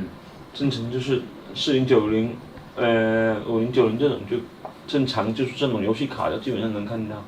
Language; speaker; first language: Chinese; native; Chinese